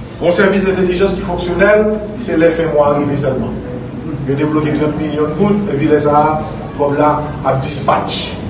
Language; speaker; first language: French; non-native, local second language; Haitian Creole